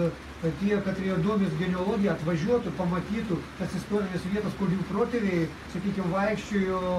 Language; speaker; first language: Lithuanian; native; Lithuanian